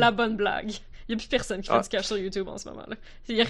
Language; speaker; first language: French; native; French